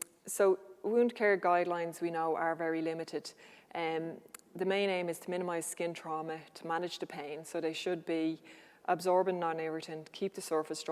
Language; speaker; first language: English; native; English